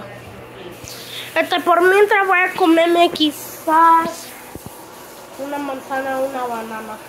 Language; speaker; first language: Spanish; early bilingual, heritage; Spanish